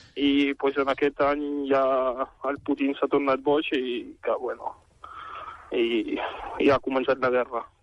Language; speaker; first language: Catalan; non-native, fluent; Ukrainian